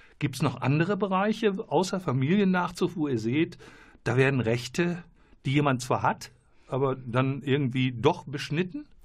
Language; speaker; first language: German; native; German